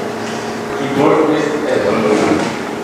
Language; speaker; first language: English; non-native, learner; Indonesian